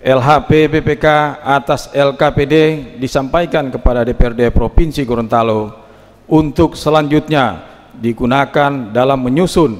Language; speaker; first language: Indonesian; native; Indonesian